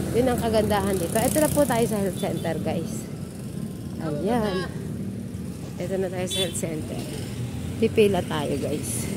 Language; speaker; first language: Filipino; non-native, local second language; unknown